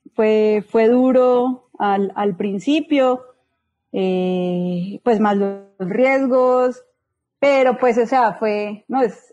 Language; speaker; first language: Spanish; native; Spanish